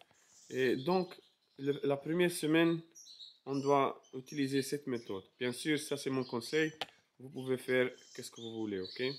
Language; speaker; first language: French; non-native, fluent; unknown